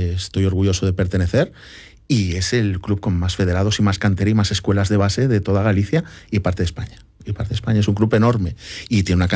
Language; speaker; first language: Spanish; native; Spanish